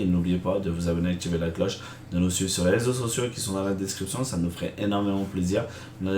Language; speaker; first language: French; native; French